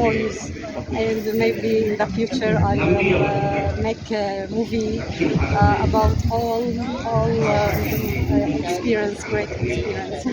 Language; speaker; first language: English; non-native, learner; Arabic